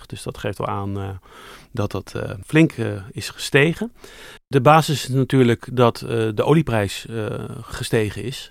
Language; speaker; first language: Dutch; native; Dutch